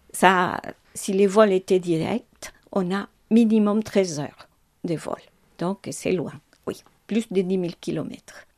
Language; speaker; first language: French; non-native, fluent; Spanish